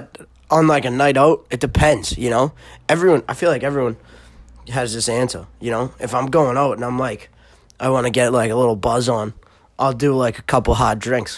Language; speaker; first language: English; native; English